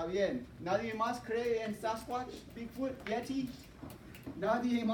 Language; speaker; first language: Spanish; non-native, fluent; English